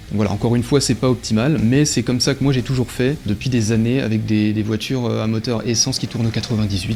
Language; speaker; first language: French; native; French